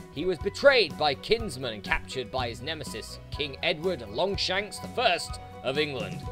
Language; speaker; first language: English; native; English